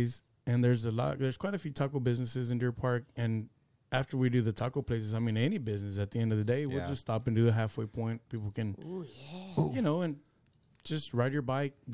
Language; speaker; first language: English; early bilingual, other home language; Spanish